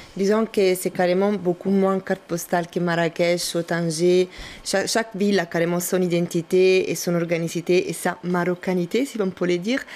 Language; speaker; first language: French; non-native, fluent; Italian